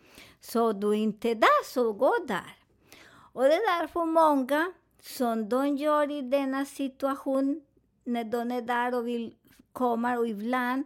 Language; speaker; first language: Swedish; non-native, fluent; Spanish